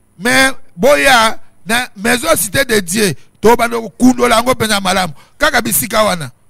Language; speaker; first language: Lingala; non-native, local second language; Mongo